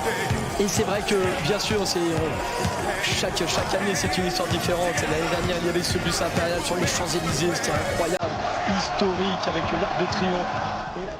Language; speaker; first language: French; native; French